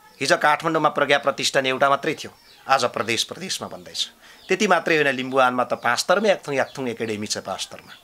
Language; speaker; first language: Nepali; non-native, local second language; Limbu